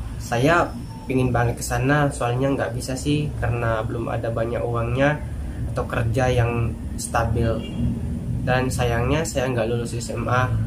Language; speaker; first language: Indonesian; non-native, fluent; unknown